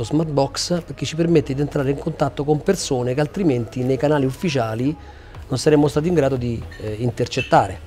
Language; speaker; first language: Italian; native; Italian